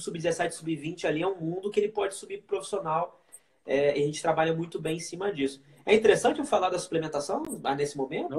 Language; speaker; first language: Portuguese; native; Portuguese